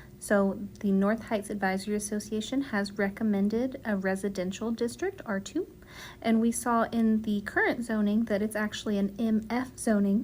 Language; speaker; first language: English; native; English